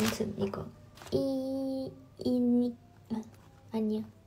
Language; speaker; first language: Korean; non-native, fluent; Chinese